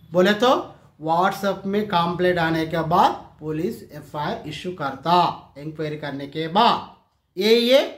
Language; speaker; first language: Hindi; non-native, local second language; Telugu